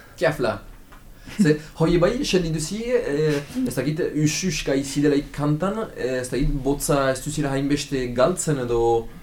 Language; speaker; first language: Basque; native; Basque